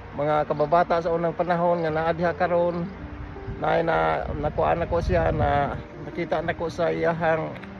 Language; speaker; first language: Cebuano; native; Cebuano